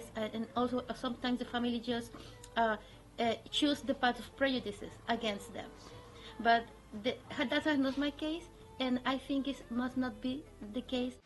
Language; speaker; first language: English; non-native, fluent; Spanish